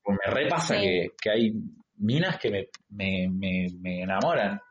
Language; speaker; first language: Spanish; native; Spanish